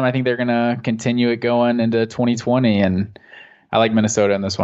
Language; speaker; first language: English; native; English